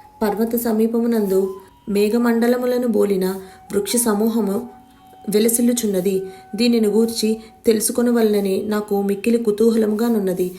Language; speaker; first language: Telugu; native; Telugu